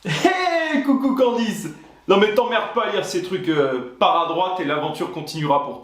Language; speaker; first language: French; native; French